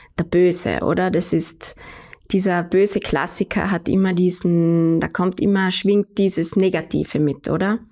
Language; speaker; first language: German; native; German